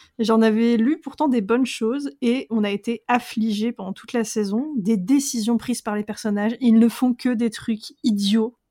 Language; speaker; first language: French; native; French